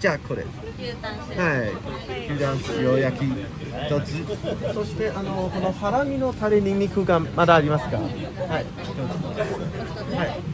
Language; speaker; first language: Japanese; non-native, learner; Chinese